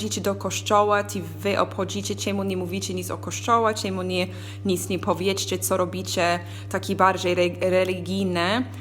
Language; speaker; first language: Polish; non-native, learner; English